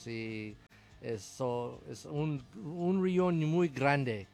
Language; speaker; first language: Spanish; non-native, learner; English